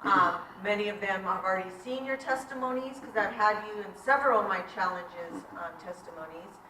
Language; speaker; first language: English; native; English